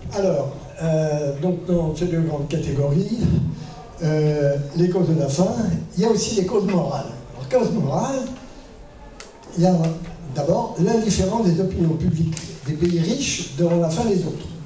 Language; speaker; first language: French; native; French